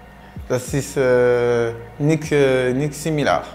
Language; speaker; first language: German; non-native, learner; French